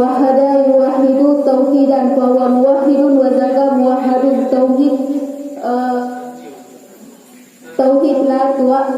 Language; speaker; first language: Arabic; non-native, learner; Indonesian